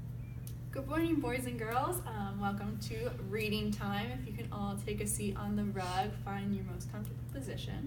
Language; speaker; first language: English; native; English